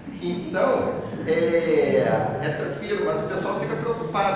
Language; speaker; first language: Portuguese; native; Portuguese